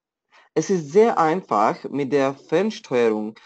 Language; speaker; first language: German; non-native, fluent; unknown